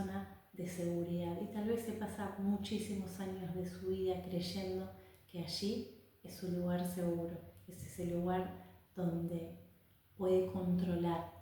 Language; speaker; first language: Spanish; native; Spanish